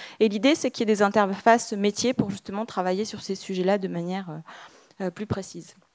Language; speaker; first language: French; native; French